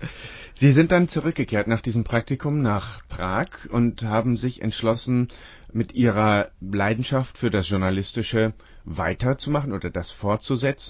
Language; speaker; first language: German; native; German